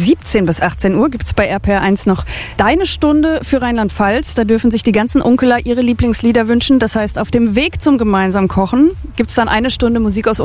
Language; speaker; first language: German; native; German